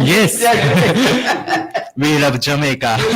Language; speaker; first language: English; non-native, learner; Japanese